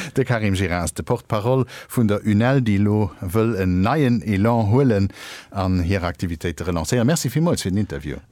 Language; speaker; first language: Luxembourgish; native; Luxembourgish